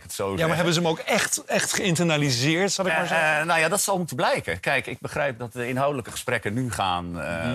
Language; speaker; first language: Dutch; native; Dutch